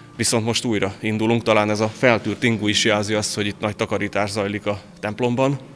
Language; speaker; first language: Hungarian; native; Hungarian